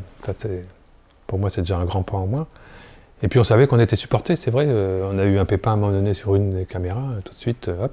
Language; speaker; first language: French; native; French